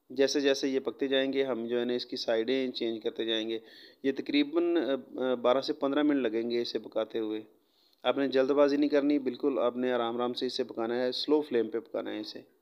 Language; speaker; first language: Urdu; non-native, local second language; Punjabi